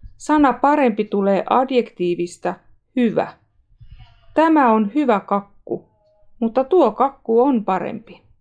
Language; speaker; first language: Finnish; non-native, fluent; Russian